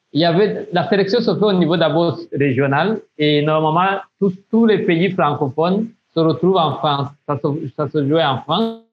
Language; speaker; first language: French; non-native, local second language; Rundi